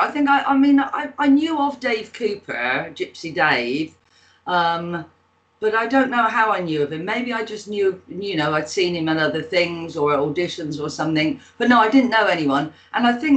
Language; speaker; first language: English; native; English